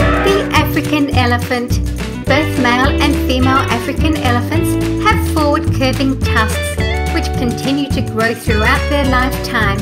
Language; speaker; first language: English; native; English